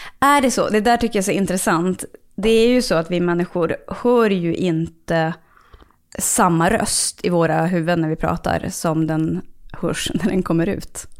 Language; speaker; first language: Swedish; native; Swedish